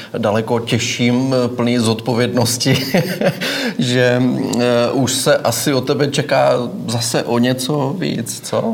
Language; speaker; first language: Czech; native; Czech